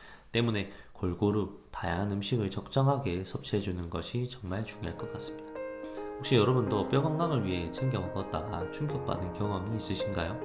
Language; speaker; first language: Korean; native; Korean